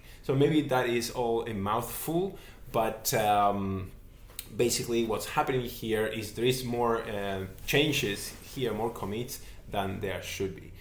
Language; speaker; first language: English; non-native, fluent; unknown